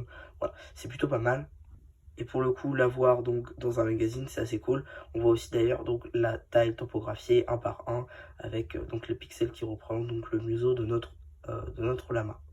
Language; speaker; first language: French; native; French